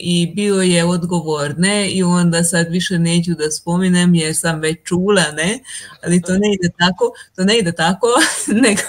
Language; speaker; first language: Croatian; non-native, local second language; Hungarian